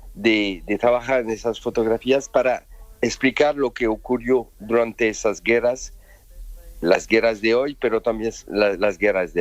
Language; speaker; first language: Spanish; non-native, fluent; French